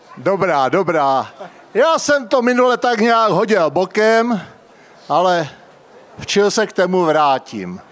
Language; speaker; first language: Czech; native; Czech